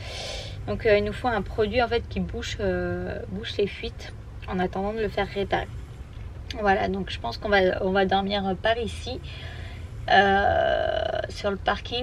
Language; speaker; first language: French; native; French